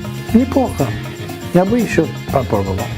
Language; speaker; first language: Russian; non-native, fluent; English